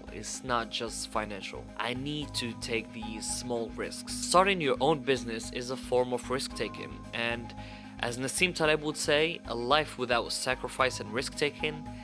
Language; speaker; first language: English; non-native, fluent; Arabic